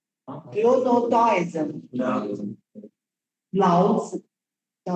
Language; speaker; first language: English; non-native, learner; Chinese